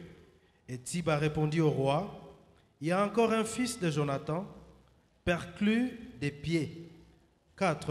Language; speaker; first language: French; non-native, local second language; Lingala